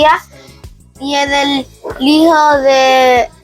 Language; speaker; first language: Spanish; early bilingual, heritage; Spanish